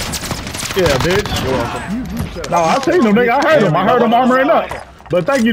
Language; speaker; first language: English; native; English